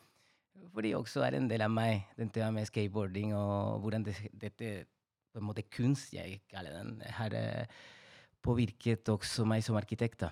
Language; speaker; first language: Norwegian; non-native, fluent; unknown